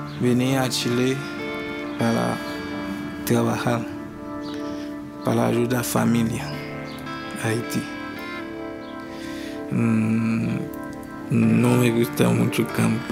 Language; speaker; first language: Spanish; non-native, learner; Haitian Creole